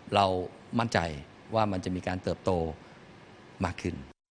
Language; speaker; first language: Thai; native; Thai